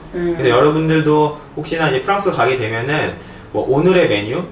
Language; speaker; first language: Korean; native; Korean